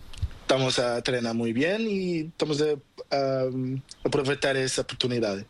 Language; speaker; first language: Spanish; non-native, learner; Portuguese